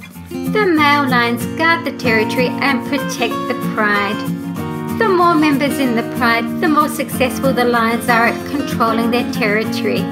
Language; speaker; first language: English; native; English